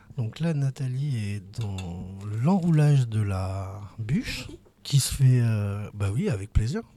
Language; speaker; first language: French; native; French